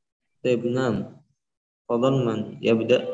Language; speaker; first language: Arabic; non-native, local second language; Indonesian